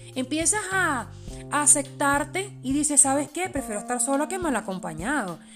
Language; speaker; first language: Spanish; early bilingual, other home language; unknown